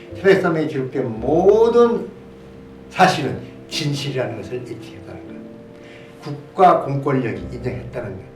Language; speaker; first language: Korean; native; Korean